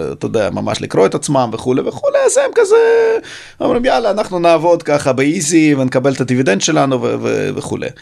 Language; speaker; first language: Hebrew; early bilingual, other home language; Russian